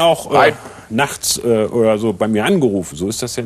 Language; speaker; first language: German; native; German